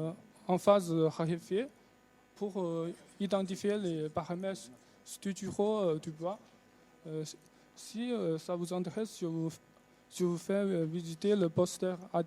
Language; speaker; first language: French; non-native, learner; Chinese